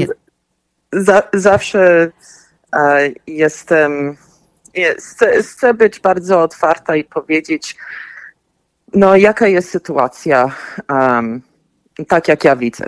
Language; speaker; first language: Polish; early bilingual, heritage; Polish